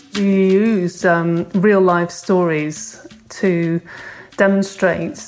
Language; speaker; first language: English; native; English